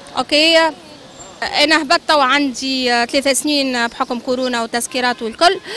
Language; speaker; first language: Arabic; native; Arabic